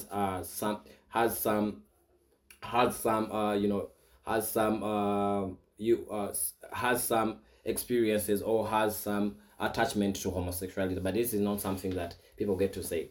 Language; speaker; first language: English; non-native, local second language; Ganda